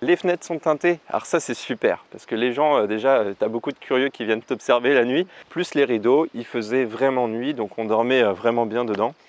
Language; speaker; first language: French; native; French